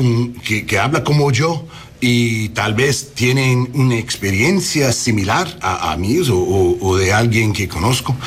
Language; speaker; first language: Spanish; early bilingual, heritage; English